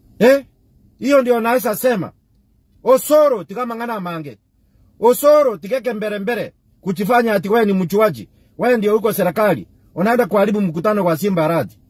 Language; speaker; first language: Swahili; non-native, local second language; Gusii